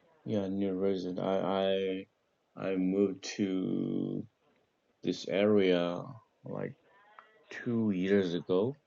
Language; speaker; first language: English; non-native, learner; Korean